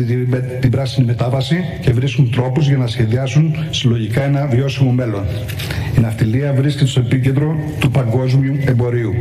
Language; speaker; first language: Greek; native; Greek